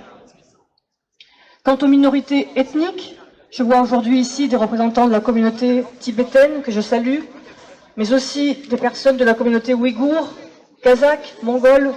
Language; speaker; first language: French; native; French